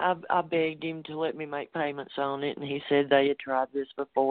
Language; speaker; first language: English; native; English